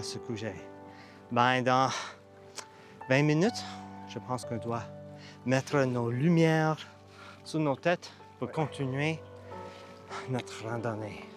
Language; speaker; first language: French; non-native, learner; English